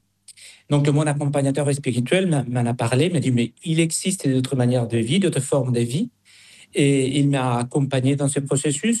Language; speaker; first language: French; non-native, fluent; Spanish